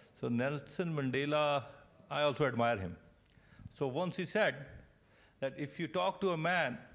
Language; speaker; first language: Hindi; non-native, local second language; Punjabi